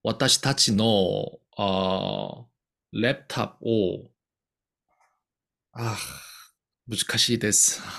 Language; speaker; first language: Japanese; non-native, learner; Korean